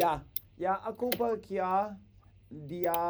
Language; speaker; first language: Indonesian; non-native, learner; English